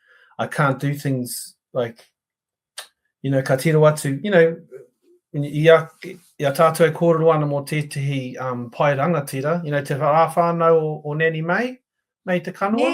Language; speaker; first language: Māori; non-native, local second language; English